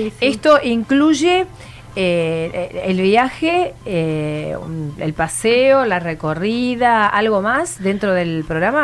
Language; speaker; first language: Spanish; native; Spanish